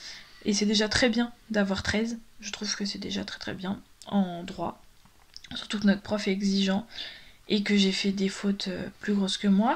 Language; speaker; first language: French; native; French